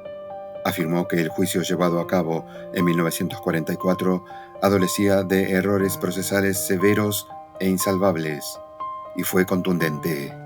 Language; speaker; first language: Spanish; native; Spanish